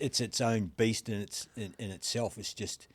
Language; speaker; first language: English; native; English